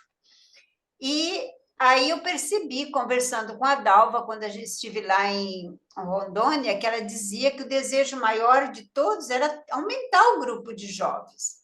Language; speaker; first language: Portuguese; native; Portuguese